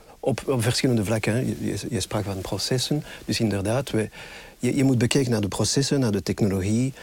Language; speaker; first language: Dutch; non-native, local second language; French